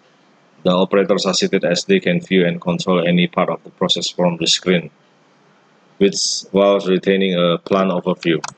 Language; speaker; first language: English; non-native, fluent; Indonesian